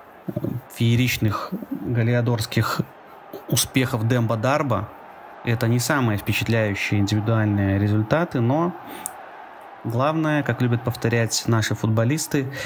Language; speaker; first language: Russian; native; Russian